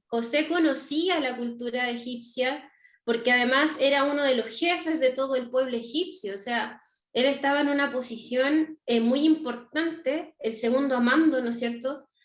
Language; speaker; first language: Spanish; native; Spanish